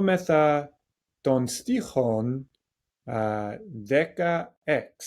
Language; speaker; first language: Greek; non-native, learner; English